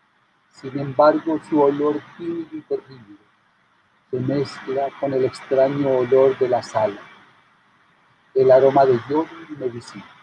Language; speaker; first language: Spanish; native; Spanish